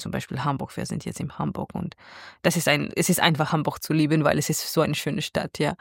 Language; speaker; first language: German; non-native, fluent; Georgian